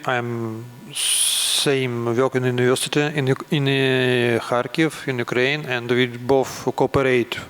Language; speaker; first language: English; non-native, learner; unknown